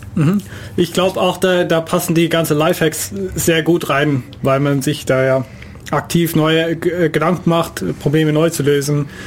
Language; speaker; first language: German; non-native, fluent; Dutch